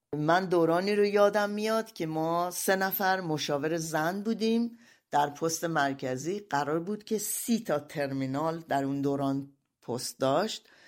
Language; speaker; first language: Persian; native; Persian